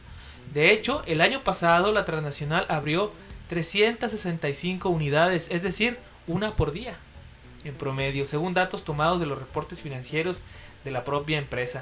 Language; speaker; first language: Spanish; native; Spanish